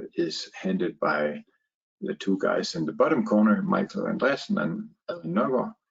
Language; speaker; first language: English; non-native, fluent; Danish